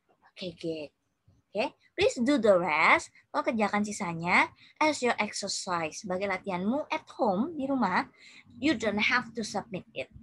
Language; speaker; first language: English; non-native, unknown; Indonesian